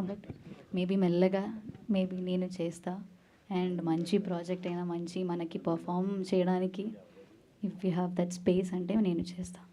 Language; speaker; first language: Telugu; non-native, local second language; Malayalam